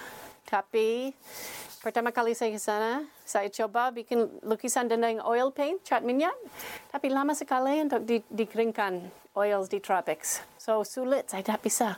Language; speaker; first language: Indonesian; non-native, learner; English